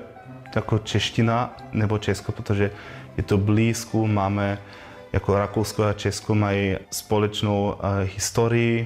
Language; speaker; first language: Czech; non-native, learner; German